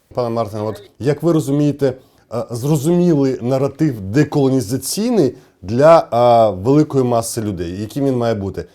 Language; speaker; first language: Ukrainian; non-native, local second language; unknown